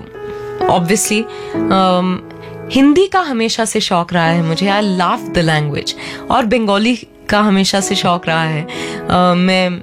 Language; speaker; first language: Hindi; non-native, local second language; Tamil